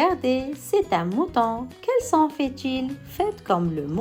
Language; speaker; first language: French; non-native, local second language; Arabic